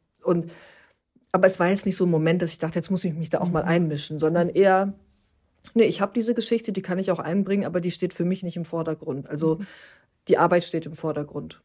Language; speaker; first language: German; early bilingual, other home language; Turkish